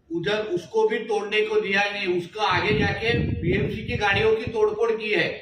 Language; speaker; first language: Hindi; non-native, local second language; Marathi